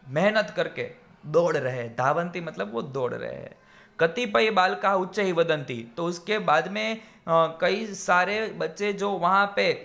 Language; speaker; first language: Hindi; non-native, local second language; Gujarati